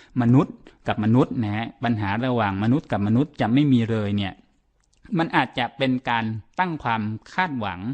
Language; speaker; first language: Thai; native; Thai